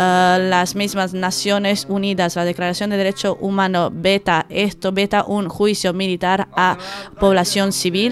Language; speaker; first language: Spanish; native; Spanish